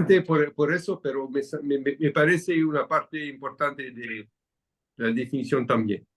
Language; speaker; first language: Spanish; non-native, learner; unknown